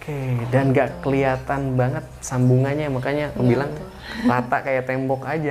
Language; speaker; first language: Indonesian; native; Indonesian